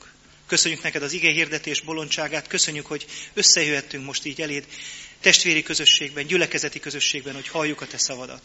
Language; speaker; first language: Hungarian; native; Hungarian